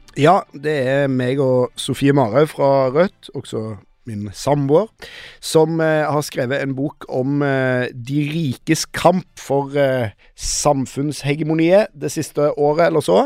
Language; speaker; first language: Norwegian; native; Norwegian